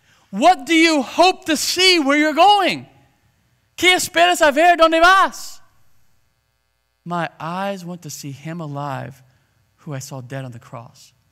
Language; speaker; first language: English; native; English